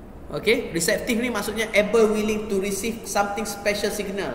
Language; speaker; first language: English; non-native, local second language; Malay